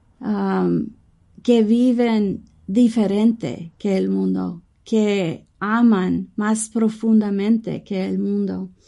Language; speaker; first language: Spanish; non-native, fluent; English